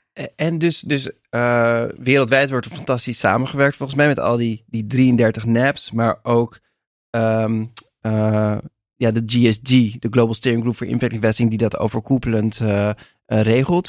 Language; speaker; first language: Dutch; native; Dutch